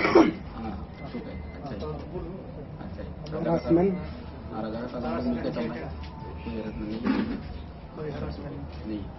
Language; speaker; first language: Hindi; non-native, local second language; Bangla